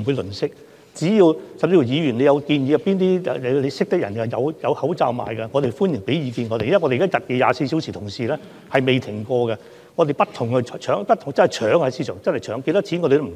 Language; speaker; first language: Chinese; non-native, local second language; Cantonese